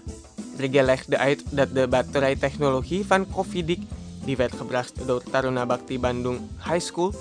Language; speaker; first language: Dutch; non-native, fluent; Indonesian